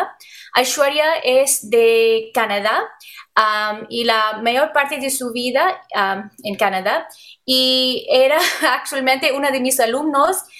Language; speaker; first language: Spanish; non-native, learner; English